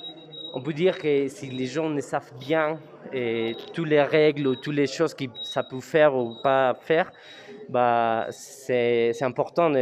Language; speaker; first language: French; non-native, fluent; Spanish